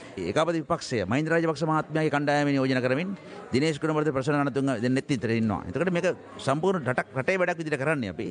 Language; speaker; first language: Sinhala; non-native, local second language; Tamil